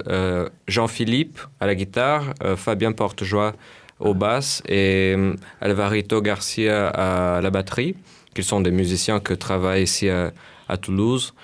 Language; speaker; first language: French; non-native, fluent; Portuguese